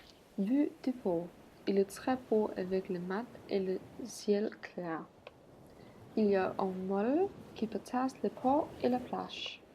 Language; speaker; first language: French; non-native, learner; Danish